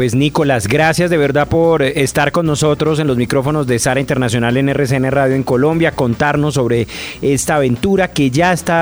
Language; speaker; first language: Spanish; native; Spanish